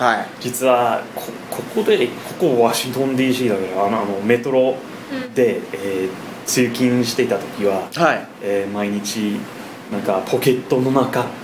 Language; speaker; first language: Japanese; non-native, fluent; English